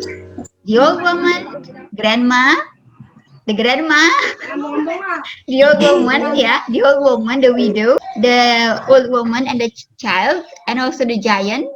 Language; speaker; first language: English; non-native, fluent; Indonesian